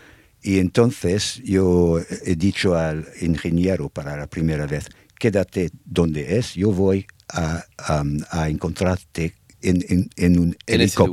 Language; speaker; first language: Spanish; non-native, fluent; English